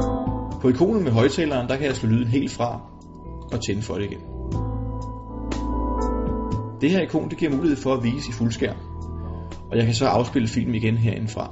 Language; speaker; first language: Danish; native; Danish